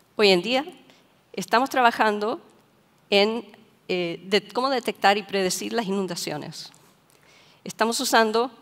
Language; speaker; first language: Spanish; native; Spanish